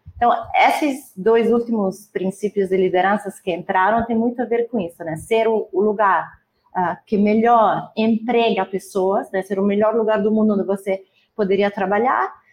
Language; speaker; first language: Portuguese; non-native, fluent; Italian